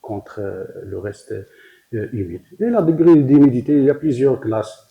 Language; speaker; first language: French; non-native, local second language; Arabic